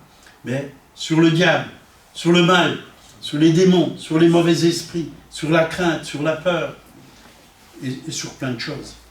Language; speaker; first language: French; native; French